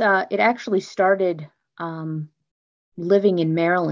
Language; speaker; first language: English; native; English